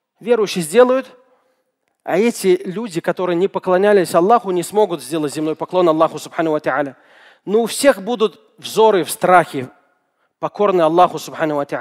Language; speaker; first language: Russian; native; Russian